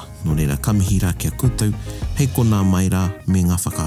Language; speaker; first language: Māori; non-native, local second language; English